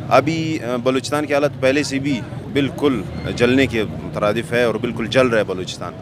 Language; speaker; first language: Urdu; non-native, local second language; Pashto